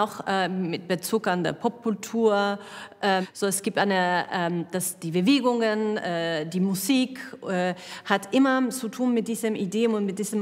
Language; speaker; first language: German; non-native, fluent; Spanish